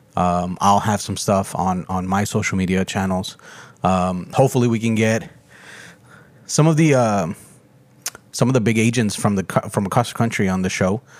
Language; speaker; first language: English; early bilingual, other home language; Spanish